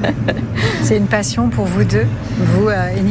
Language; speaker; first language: French; native; French